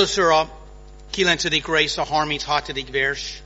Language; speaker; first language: Hungarian; non-native, fluent; English